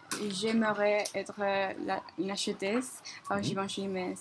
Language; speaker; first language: French; non-native, learner; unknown